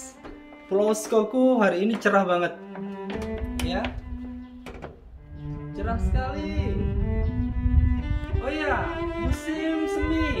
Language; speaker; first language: Indonesian; non-native, fluent; Japanese